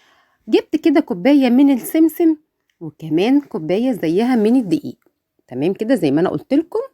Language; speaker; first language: Arabic; native; Arabic